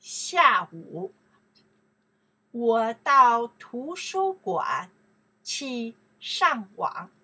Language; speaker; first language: Chinese; non-native, learner; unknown